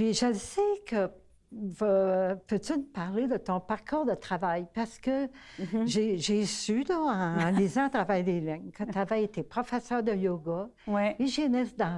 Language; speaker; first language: French; native; French